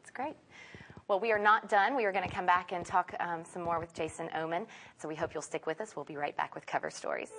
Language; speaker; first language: English; native; English